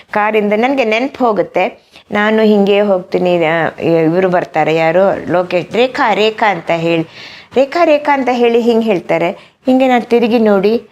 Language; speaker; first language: Kannada; native; Kannada